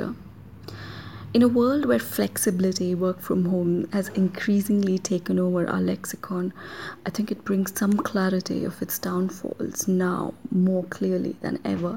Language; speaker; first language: English; non-native, local second language; Kannada